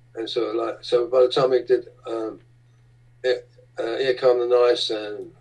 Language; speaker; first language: English; native; English